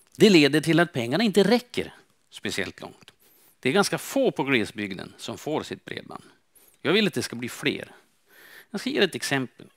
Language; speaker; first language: Swedish; native; Swedish